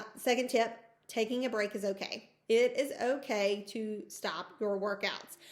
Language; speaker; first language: English; native; English